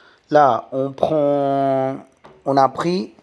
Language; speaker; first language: French; non-native, learner; Tamil